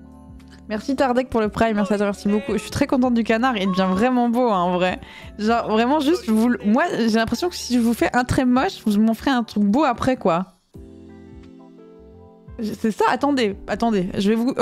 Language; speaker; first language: French; native; French